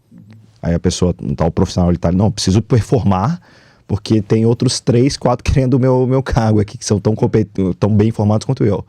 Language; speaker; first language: Portuguese; native; Portuguese